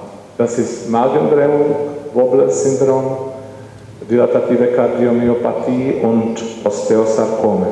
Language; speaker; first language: German; non-native, learner; Czech